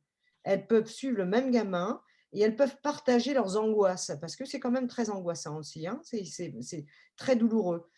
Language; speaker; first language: French; native; French